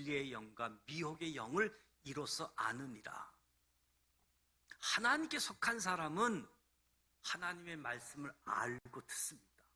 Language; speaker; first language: Korean; native; Korean